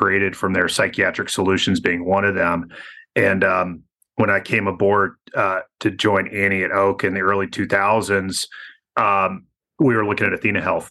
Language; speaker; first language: English; native; English